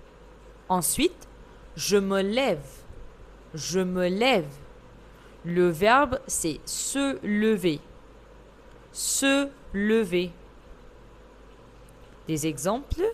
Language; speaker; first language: French; non-native, fluent; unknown